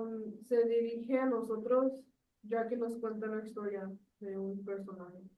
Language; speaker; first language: Spanish; non-native, learner; English